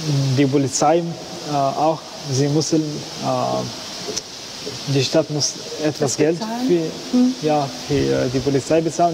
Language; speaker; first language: German; non-native, learner; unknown